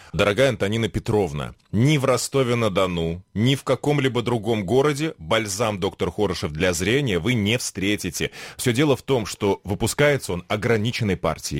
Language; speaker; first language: Russian; native; Russian